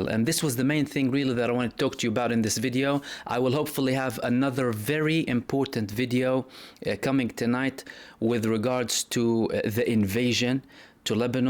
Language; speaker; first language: English; non-native, fluent; Arabic